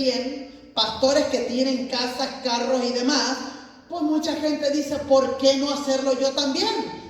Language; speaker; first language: Spanish; native; Spanish